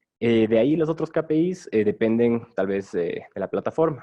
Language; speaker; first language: Spanish; native; Spanish